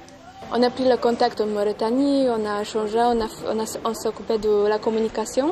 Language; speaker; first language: French; non-native, fluent; Polish